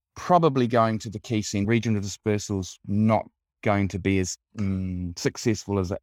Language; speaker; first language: English; native; English